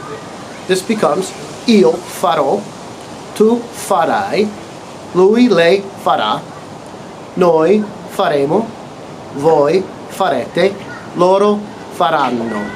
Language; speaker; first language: Italian; non-native, fluent; English